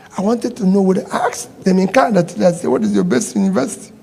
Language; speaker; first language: English; non-native, local second language; Igbo